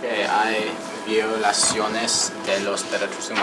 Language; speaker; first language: Spanish; non-native, learner; English